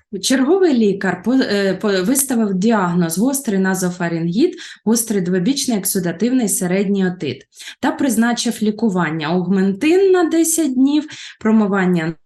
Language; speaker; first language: Ukrainian; native; Ukrainian